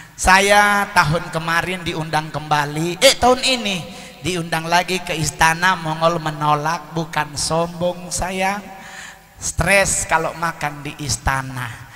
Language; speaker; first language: Indonesian; native; Indonesian